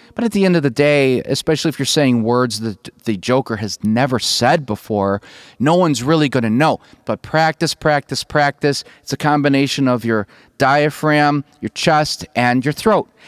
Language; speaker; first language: English; native; English